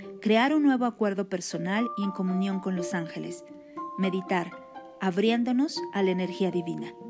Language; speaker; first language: Spanish; native; Spanish